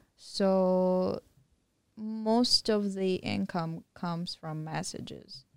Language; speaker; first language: English; non-native, fluent; Russian